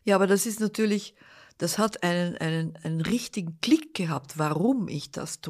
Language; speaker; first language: German; early bilingual, other home language; Dutch